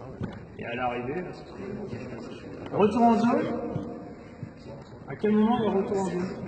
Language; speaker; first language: French; native; French